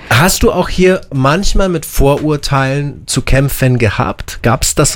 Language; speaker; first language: German; native; German